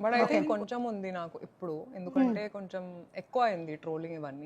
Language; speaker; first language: Telugu; non-native, fluent; Hindi